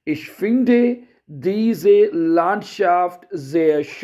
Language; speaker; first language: German; non-native, fluent; Urdu